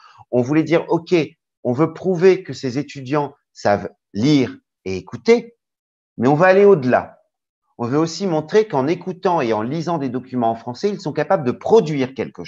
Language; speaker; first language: French; native; French